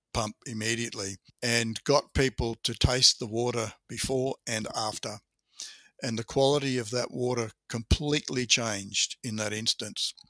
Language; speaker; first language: English; native; English